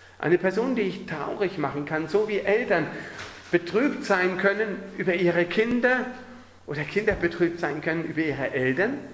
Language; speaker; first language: German; native; German